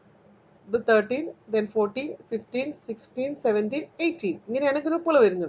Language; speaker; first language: Malayalam; native; Malayalam